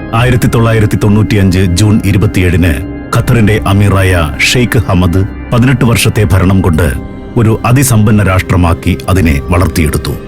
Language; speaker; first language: Malayalam; native; Malayalam